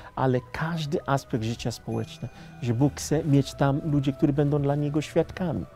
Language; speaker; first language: Polish; non-native, fluent; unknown